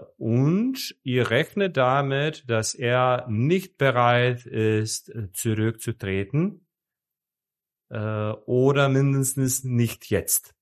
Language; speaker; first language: German; non-native, fluent; Serbian